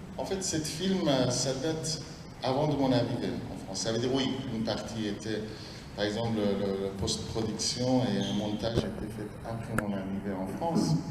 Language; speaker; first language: French; non-native, fluent; Persian